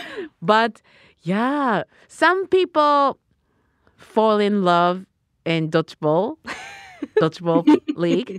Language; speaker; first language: English; non-native, learner; Japanese